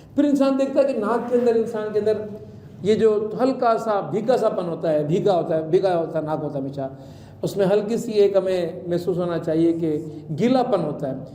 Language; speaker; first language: Urdu; non-native, local second language; Sindhi